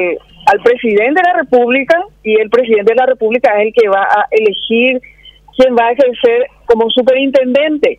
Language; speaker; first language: Spanish; native; Spanish